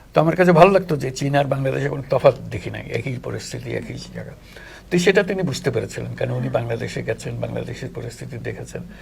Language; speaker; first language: Bangla; native; Bangla